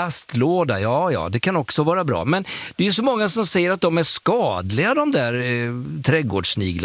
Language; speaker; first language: Swedish; native; Swedish